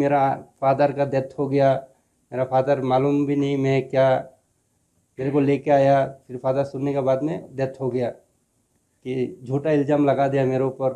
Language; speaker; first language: Hindi; non-native, local second language; Bangla